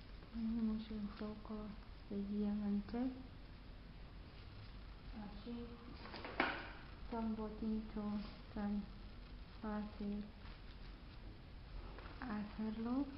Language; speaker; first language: Spanish; non-native, fluent; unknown